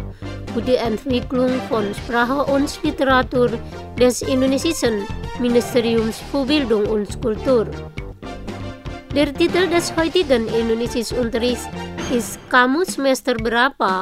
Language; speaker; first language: German; non-native, fluent; Indonesian